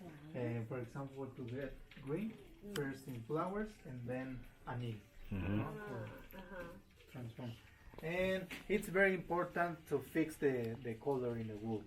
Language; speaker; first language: English; non-native, learner; Spanish